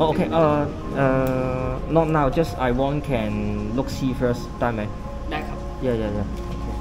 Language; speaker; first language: English; non-native, learner; Cantonese